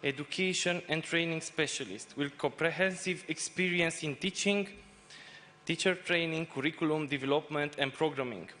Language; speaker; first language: English; non-native, fluent; Romanian